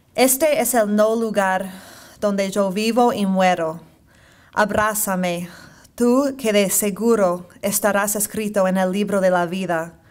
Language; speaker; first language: Spanish; non-native, fluent; English